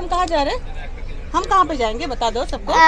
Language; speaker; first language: Hindi; non-native, local second language; Bangla